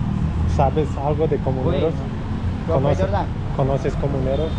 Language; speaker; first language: Spanish; non-native, learner; Romanian